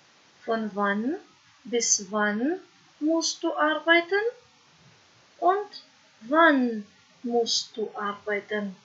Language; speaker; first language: German; non-native, fluent; Macedonian